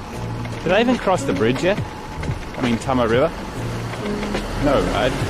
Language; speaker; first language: English; native; English